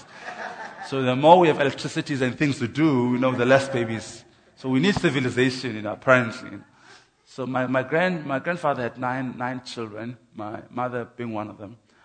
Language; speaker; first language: English; non-native, local second language; Xhosa